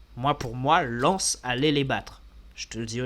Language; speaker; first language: French; native; French